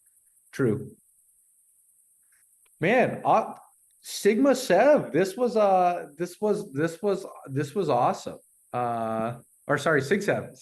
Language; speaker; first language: English; native; English